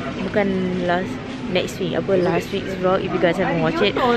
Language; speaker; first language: English; non-native, local second language; Malay